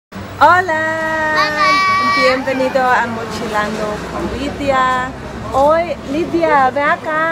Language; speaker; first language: Spanish; non-native, learner; English